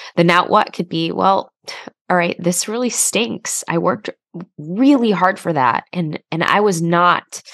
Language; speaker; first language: English; native; English